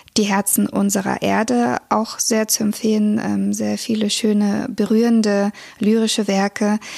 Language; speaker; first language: German; early bilingual, other home language; Russian